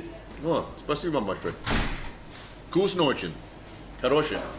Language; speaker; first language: Russian; non-native, learner; English